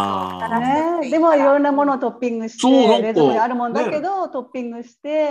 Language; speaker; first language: Japanese; native; Japanese